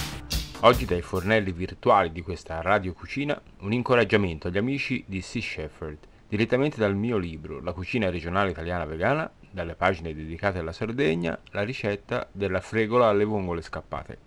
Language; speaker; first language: Italian; native; Italian